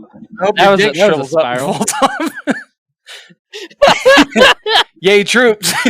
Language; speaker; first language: English; native; English